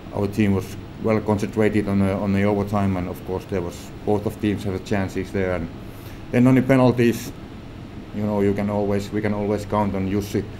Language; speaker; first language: English; non-native, fluent; Finnish